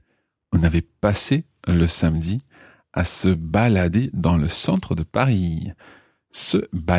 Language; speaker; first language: French; non-native, fluent; English